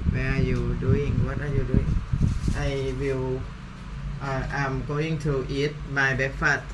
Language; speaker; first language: English; non-native, learner; Thai